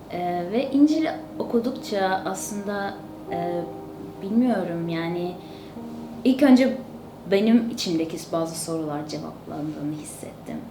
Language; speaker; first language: Turkish; early bilingual, other home language; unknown